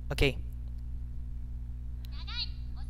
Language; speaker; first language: Japanese; non-native, learner; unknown